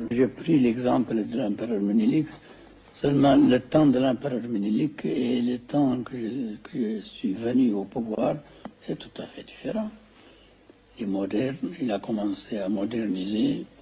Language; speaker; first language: French; non-native, fluent; Amharic